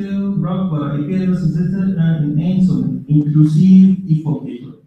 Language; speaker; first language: Dutch; non-native, fluent; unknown